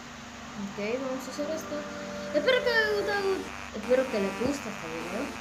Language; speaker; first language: Spanish; early bilingual, heritage; Spanish